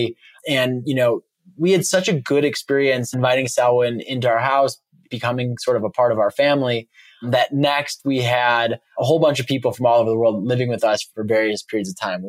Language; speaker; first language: English; native; English